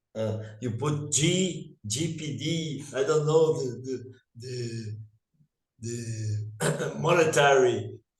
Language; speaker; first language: English; non-native, learner; Portuguese